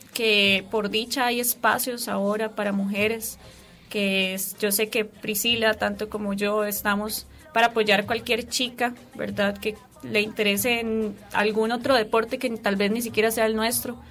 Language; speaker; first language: Spanish; native; Spanish